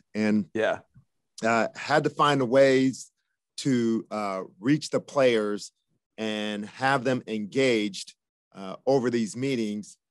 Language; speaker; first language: English; native; English